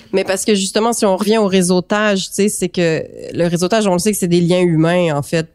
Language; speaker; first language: French; native; French